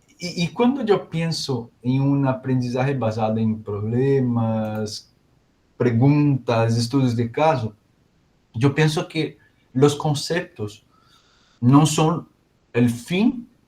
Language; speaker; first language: Spanish; non-native, learner; Portuguese